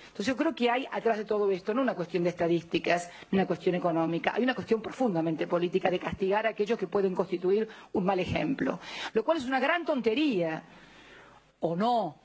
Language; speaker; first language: Spanish; native; Spanish